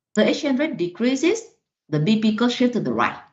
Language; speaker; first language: English; non-native, fluent; Vietnamese